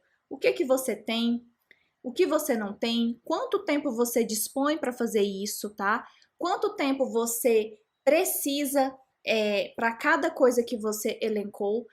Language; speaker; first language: Portuguese; native; Portuguese